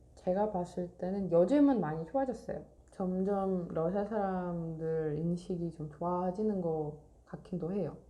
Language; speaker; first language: Korean; non-native, fluent; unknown